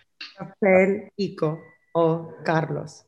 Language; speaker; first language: French; non-native, learner; English